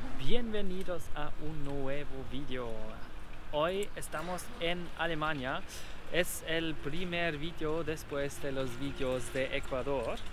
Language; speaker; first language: Spanish; non-native, learner; German